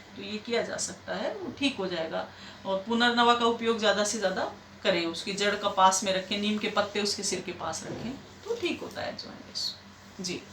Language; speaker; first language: Hindi; native; Hindi